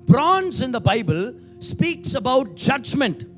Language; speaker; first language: English; non-native, local second language; Tamil